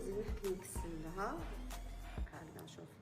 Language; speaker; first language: Arabic; native; Arabic